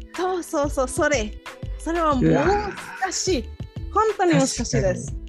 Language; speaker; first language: Japanese; non-native, fluent; Spanish